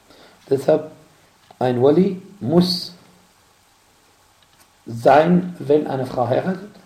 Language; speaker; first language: German; non-native, fluent; Arabic